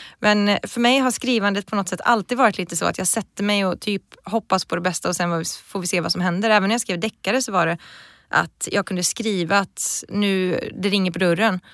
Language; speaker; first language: Swedish; native; Swedish